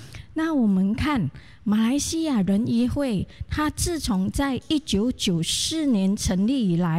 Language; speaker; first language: Chinese; native; Chinese